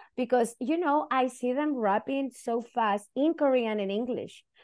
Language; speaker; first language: English; non-native, fluent; Spanish